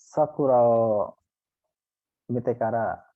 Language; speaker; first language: Japanese; non-native, learner; Indonesian